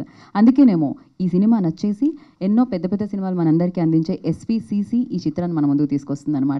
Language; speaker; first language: Telugu; native; Telugu